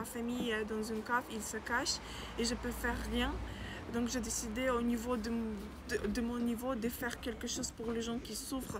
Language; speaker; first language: French; non-native, learner; Ukrainian